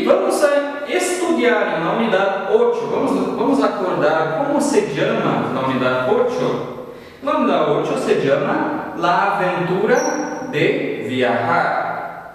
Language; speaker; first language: Spanish; non-native, fluent; Portuguese